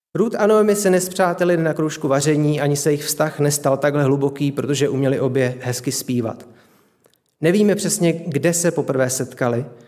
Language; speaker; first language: Czech; native; Czech